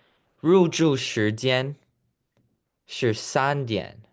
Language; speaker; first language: Chinese; early bilingual, heritage; Chinese